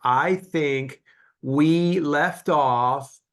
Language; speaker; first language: English; native; English